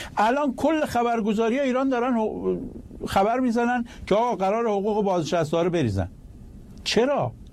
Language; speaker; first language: Persian; native; Persian